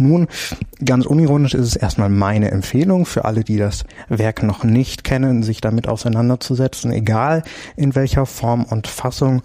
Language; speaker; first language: German; native; German